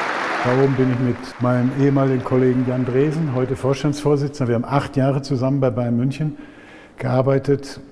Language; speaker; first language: German; native; German